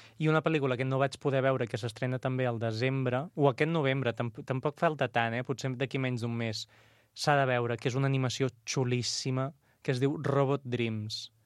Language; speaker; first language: Catalan; non-native, local second language; Spanish